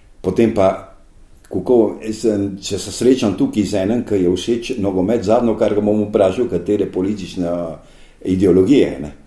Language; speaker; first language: Slovenian; early bilingual, heritage; Slovenian